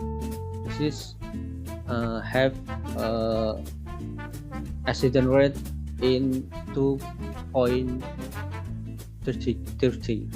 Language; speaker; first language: English; non-native, learner; Indonesian